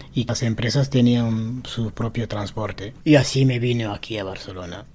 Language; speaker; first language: Spanish; non-native, fluent; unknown